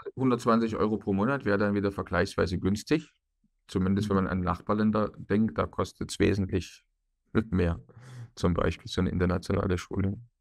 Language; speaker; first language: German; native; German